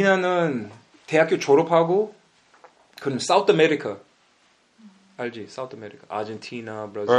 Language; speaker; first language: Korean; early bilingual, heritage; English